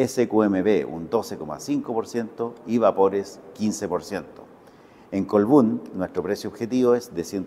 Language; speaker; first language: Spanish; native; Spanish